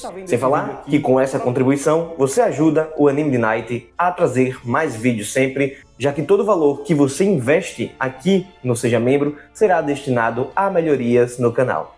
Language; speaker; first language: Portuguese; native; Portuguese